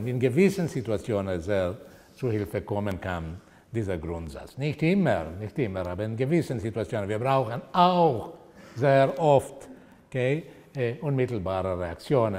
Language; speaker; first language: German; non-native, fluent; Portuguese